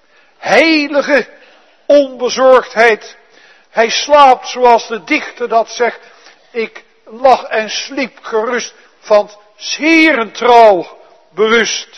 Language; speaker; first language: Dutch; native; Dutch